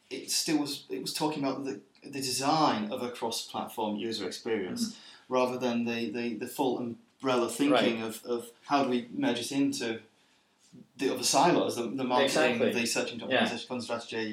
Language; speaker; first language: English; native; English